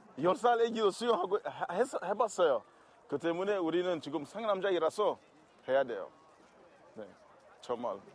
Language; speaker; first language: Korean; non-native, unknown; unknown